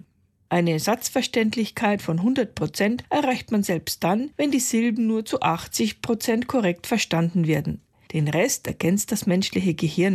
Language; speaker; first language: German; native; German